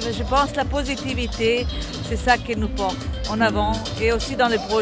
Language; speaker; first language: French; non-native, fluent; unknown